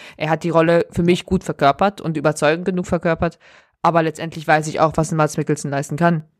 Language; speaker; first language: German; early bilingual, other home language; Polish